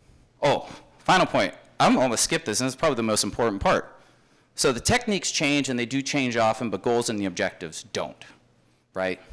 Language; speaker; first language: English; native; English